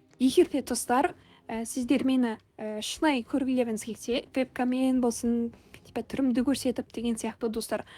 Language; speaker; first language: Kazakh; non-native, local second language; Russian